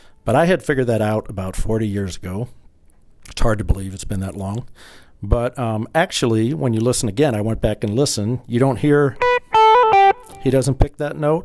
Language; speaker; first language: English; native; English